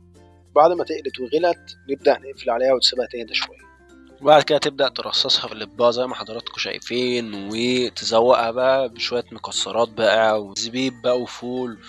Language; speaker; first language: Arabic; native; Arabic